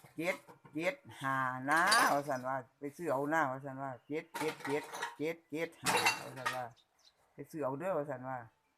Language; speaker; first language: Thai; native; Thai